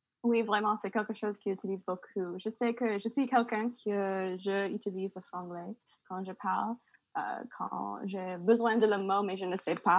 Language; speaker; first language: French; non-native, learner; English